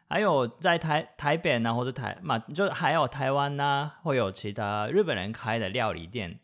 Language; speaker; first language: Chinese; non-native, fluent; Japanese